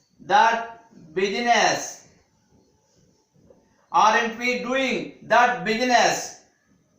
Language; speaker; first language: English; non-native, local second language; Telugu